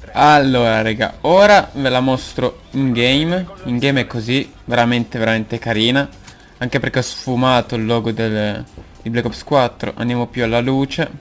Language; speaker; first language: Italian; native; Italian